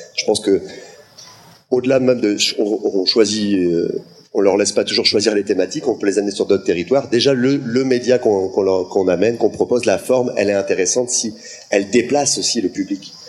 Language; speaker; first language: French; native; French